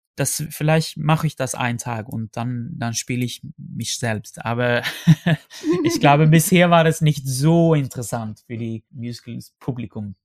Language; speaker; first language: German; non-native, fluent; Swedish